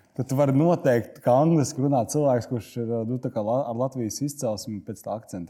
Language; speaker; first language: Latvian; native; Latvian